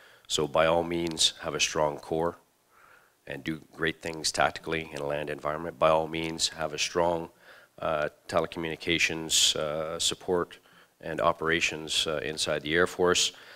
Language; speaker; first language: English; native; English